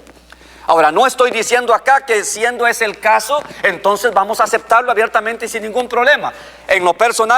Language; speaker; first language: Spanish; native; Spanish